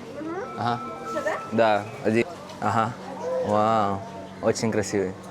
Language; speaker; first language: Russian; non-native, learner; Lithuanian